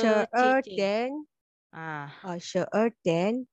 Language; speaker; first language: Chinese; non-native, learner; Malay